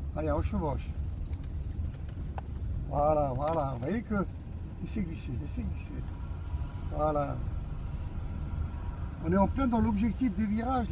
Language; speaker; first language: French; native; French